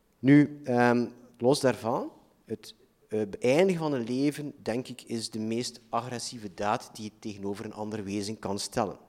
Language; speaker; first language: Dutch; native; Dutch